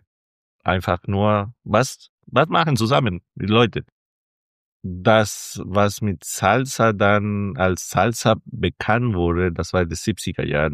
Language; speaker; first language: German; non-native, fluent; Spanish